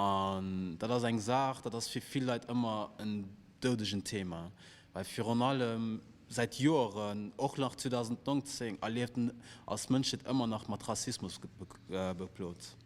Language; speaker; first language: German; non-native, local second language; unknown